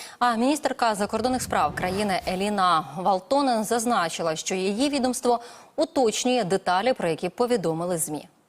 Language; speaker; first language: Ukrainian; native; Ukrainian